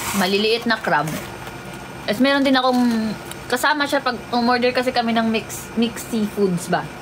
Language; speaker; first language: Filipino; non-native, local second language; Waray